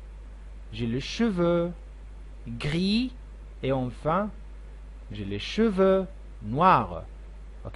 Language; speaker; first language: French; non-native, fluent; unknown